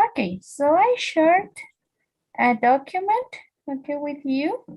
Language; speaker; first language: English; non-native, fluent; Spanish